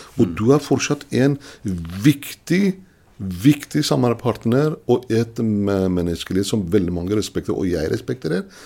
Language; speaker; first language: Norwegian; non-native, fluent; Persian